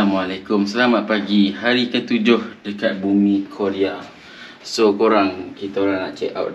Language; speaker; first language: Malay; native; Malay